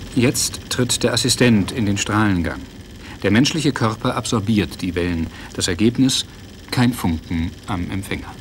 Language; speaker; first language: German; native; German